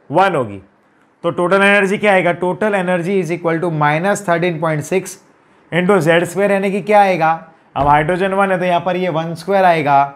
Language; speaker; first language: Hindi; non-native, local second language; Gujarati